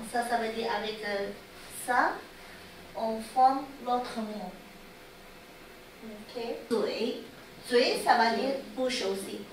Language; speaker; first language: French; non-native, learner; Chinese